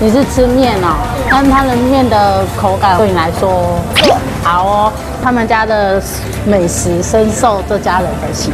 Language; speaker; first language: Chinese; native; Chinese